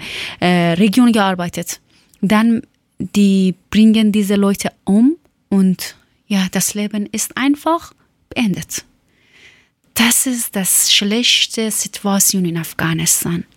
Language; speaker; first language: German; non-native, learner; Persian